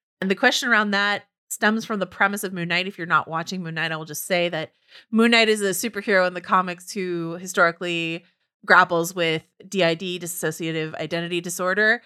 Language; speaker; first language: English; native; English